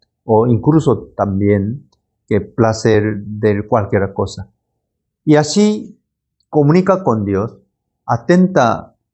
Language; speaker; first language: Spanish; non-native, learner; Korean